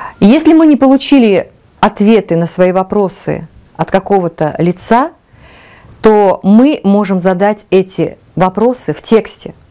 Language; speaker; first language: Russian; non-native, local second language; Tajik